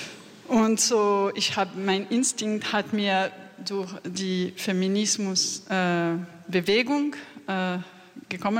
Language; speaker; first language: German; non-native, fluent; French